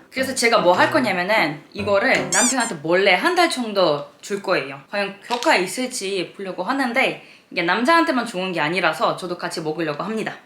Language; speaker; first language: Korean; non-native, fluent; Russian